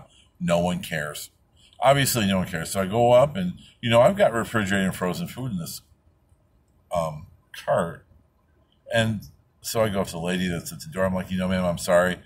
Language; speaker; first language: English; native; English